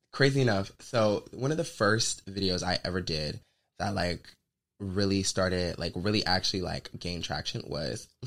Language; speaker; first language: English; native; English